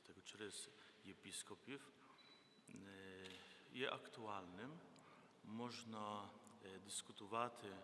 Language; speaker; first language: Ukrainian; non-native, fluent; Polish